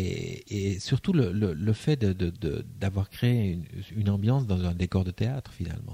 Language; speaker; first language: French; native; French